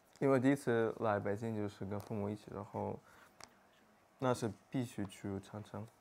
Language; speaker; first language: Chinese; non-native, fluent; Russian